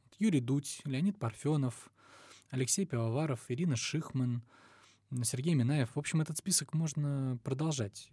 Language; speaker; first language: Russian; native; Russian